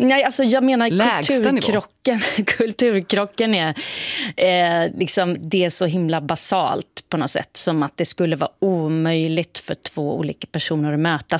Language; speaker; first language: Swedish; native; Swedish